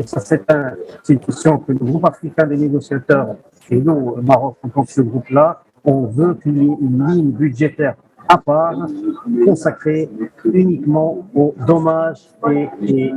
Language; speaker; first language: French; non-native, local second language; Arabic